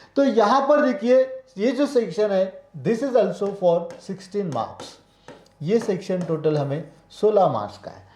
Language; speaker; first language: Hindi; non-native, local second language; Marathi